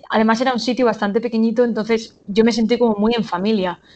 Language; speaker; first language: Spanish; native; Spanish